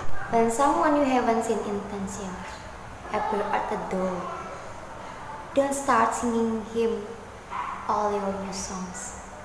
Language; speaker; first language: English; non-native, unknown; Indonesian